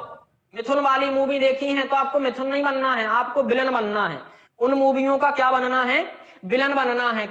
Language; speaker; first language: Hindi; native; Hindi